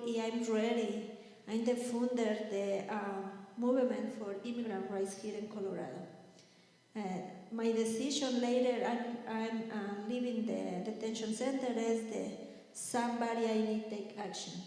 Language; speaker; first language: English; non-native, learner; Spanish